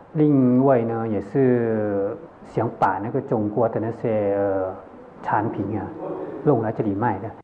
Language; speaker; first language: Chinese; early bilingual, heritage; Chinese